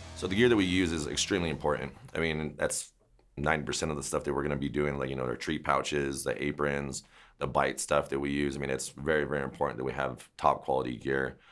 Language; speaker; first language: English; native; English